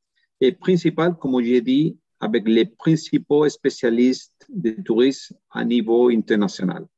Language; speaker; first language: French; non-native, learner; Spanish